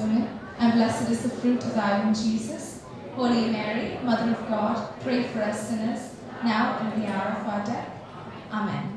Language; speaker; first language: English; native; English